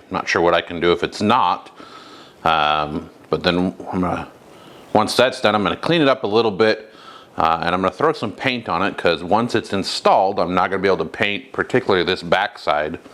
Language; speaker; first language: English; native; English